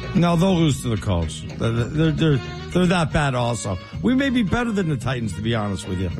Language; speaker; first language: English; native; English